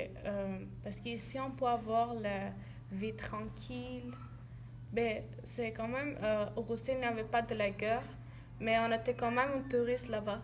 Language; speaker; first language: French; non-native, learner; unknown